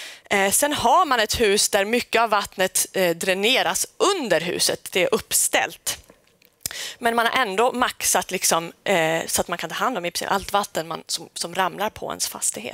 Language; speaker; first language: Swedish; native; Swedish